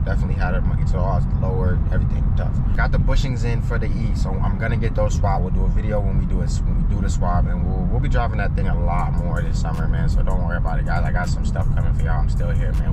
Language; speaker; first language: English; native; English